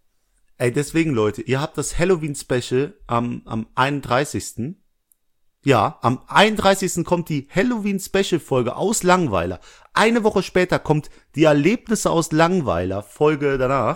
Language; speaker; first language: German; native; German